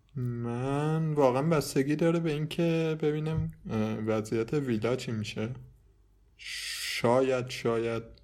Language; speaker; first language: Persian; native; Persian